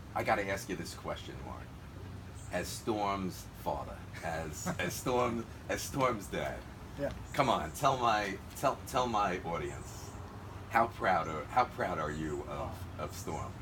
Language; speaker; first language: English; native; English